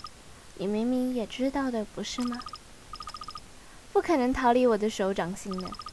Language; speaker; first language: Chinese; native; Chinese